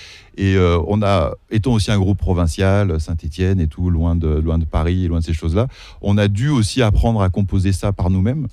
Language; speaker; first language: French; early bilingual, other home language; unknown